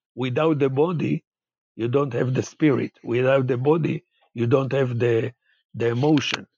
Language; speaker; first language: English; non-native, fluent; Hebrew